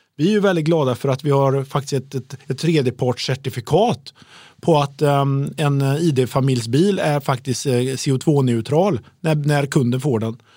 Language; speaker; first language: Swedish; native; Swedish